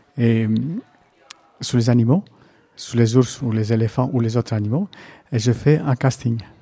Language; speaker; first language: French; non-native, fluent; Greek